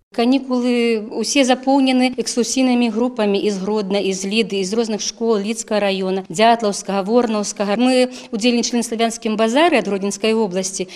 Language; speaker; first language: Belarusian; native; Belarusian